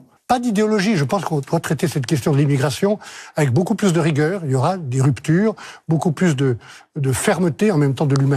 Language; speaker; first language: French; native; French